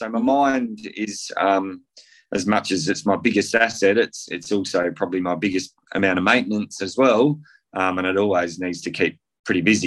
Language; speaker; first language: English; native; English